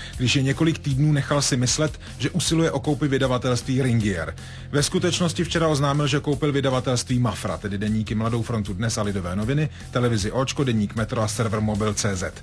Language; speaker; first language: Czech; native; Czech